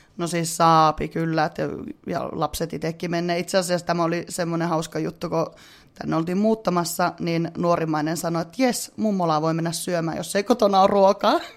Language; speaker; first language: Finnish; native; Finnish